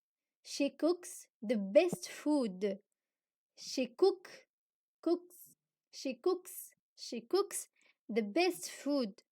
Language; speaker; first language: English; non-native, fluent; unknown